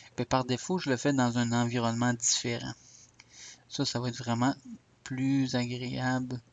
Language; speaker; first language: French; native; French